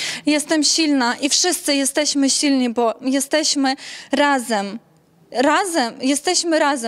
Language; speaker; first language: Polish; non-native, learner; Ukrainian